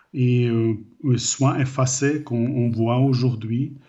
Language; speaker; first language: French; non-native, learner; Ukrainian